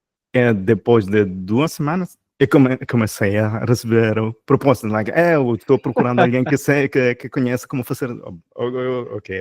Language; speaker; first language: Portuguese; non-native, fluent; Spanish